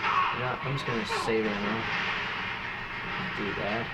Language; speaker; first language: English; native; English